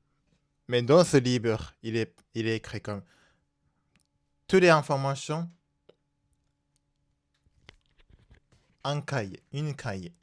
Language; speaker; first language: French; non-native, learner; Japanese